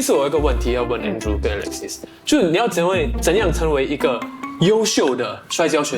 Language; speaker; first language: Chinese; native; Chinese